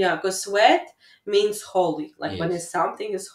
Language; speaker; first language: English; non-native, fluent; Latvian